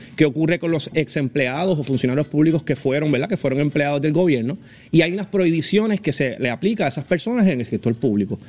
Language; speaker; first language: Spanish; native; Spanish